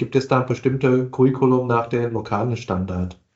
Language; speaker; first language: German; non-native, fluent; Chinese